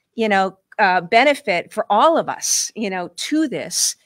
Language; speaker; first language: English; native; English